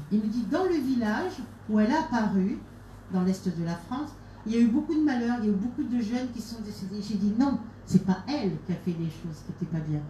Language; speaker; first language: French; native; French